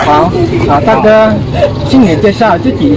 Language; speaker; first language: Chinese; non-native, learner; Lao